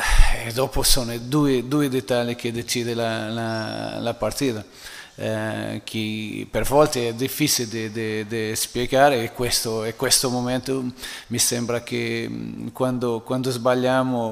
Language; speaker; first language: Italian; non-native, fluent; Portuguese